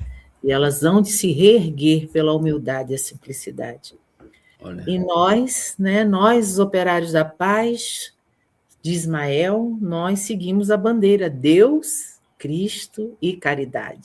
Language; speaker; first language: Portuguese; native; Portuguese